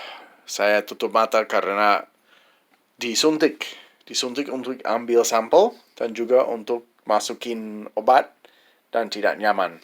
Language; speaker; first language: Indonesian; non-native, fluent; English